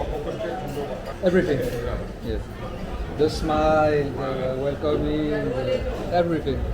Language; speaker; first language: English; non-native, learner; French